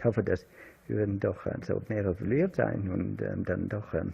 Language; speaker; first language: German; non-native, fluent; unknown